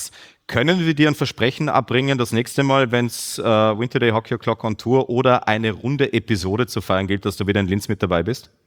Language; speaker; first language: German; native; German